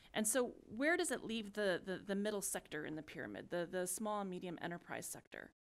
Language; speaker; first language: English; native; English